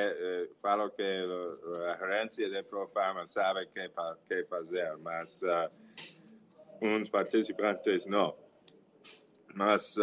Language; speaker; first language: Portuguese; non-native, learner; English